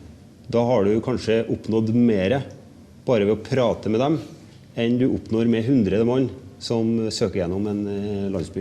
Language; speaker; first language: Norwegian; native; Norwegian